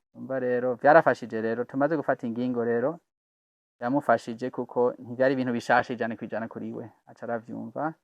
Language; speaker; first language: Rundi; non-native, fluent; English